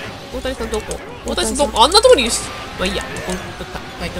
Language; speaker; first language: Japanese; native; Japanese